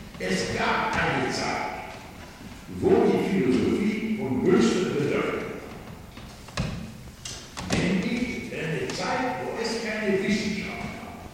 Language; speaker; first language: German; non-native, fluent; Polish